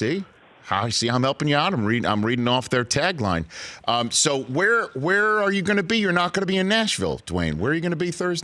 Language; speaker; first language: English; native; English